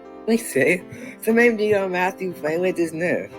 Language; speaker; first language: French; non-native, local second language; English